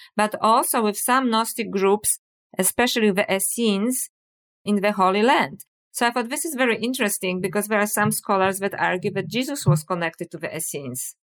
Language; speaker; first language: English; non-native, fluent; Polish